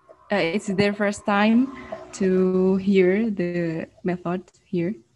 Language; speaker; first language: English; non-native, fluent; Indonesian